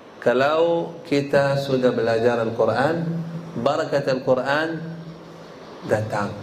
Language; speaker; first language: Indonesian; non-native, learner; Arabic